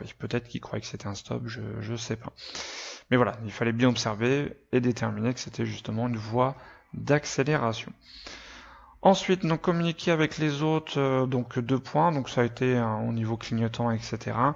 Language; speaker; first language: French; native; French